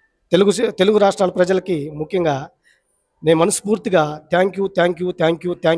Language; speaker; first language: Telugu; native; Telugu